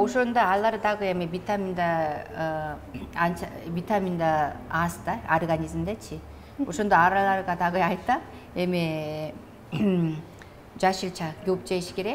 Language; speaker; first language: Kyrgyz; non-native, learner; Korean